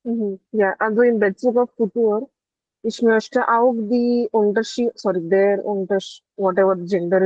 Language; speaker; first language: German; non-native, fluent; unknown